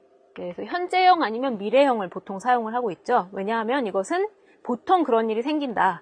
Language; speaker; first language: Korean; native; Korean